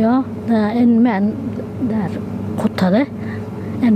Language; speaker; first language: Swedish; non-native, learner; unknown